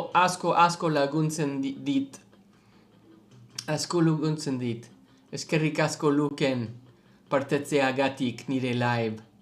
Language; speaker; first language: Basque; non-native, learner; English